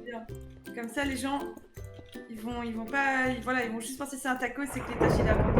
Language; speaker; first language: French; native; French